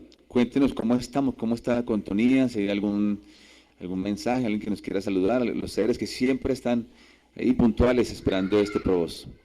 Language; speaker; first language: Spanish; native; Spanish